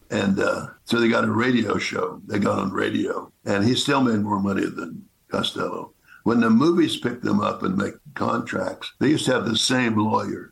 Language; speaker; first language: English; native; English